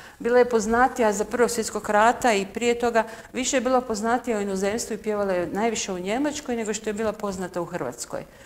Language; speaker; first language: Croatian; native; Croatian